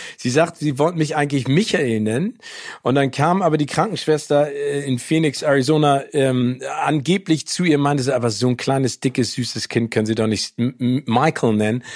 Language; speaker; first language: German; early bilingual, other home language; English